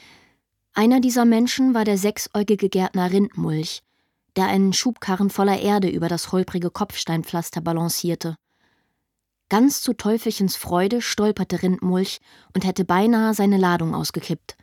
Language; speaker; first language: German; native; German